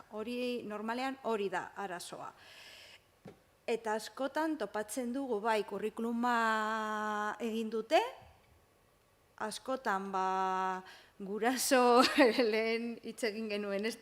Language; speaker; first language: Basque; non-native, local second language; Spanish